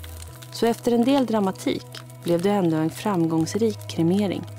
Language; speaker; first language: Swedish; native; Swedish